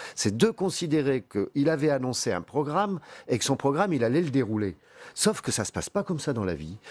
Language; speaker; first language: French; native; French